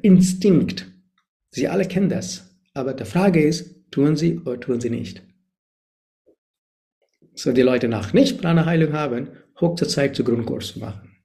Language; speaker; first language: German; non-native, learner; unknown